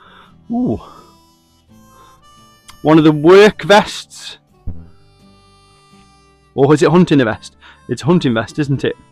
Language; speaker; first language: English; native; English